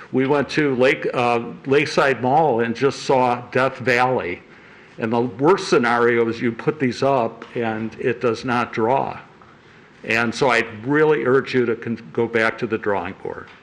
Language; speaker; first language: English; native; English